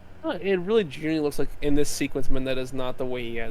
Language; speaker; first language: English; native; English